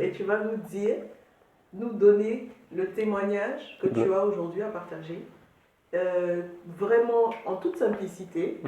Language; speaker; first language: French; native; French